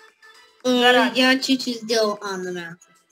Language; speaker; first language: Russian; early bilingual, heritage; Russian